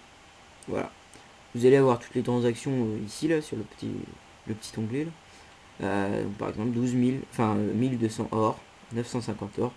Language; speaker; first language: French; native; French